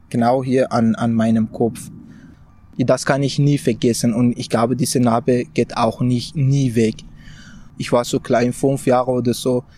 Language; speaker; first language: German; non-native, fluent; Persian